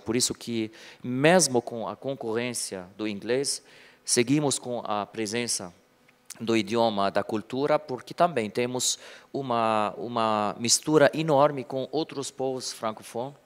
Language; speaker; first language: Portuguese; non-native, fluent; Arabic